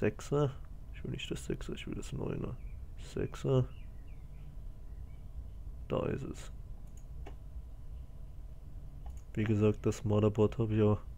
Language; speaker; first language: German; native; German